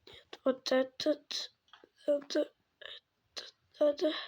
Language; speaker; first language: Russian; native; Russian